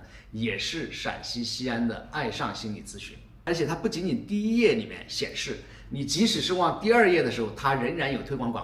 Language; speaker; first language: Chinese; native; Chinese